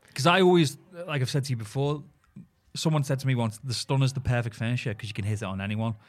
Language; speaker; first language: English; native; English